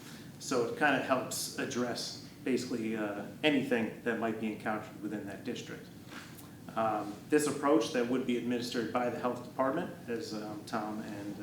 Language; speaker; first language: English; native; English